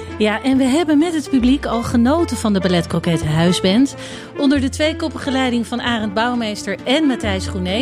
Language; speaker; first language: Dutch; native; Dutch